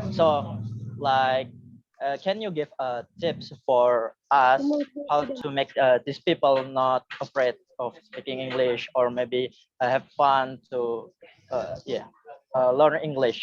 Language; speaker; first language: English; non-native, learner; Indonesian